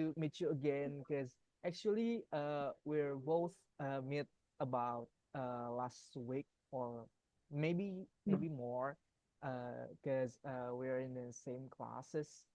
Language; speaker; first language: English; non-native, learner; Indonesian